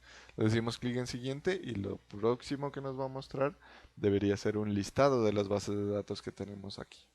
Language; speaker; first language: Spanish; native; Spanish